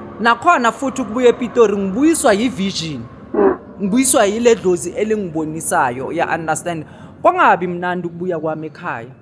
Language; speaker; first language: Zulu; non-native, local second language; Tswana